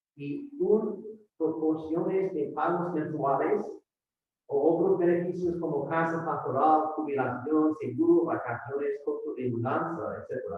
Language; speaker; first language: Spanish; non-native, fluent; English